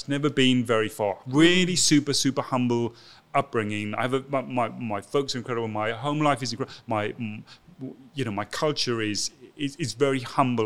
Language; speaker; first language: English; native; English